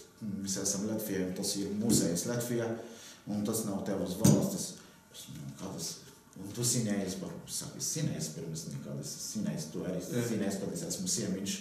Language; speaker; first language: Latvian; non-native, learner; Arabic